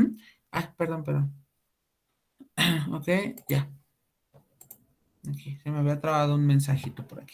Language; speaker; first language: Spanish; native; Spanish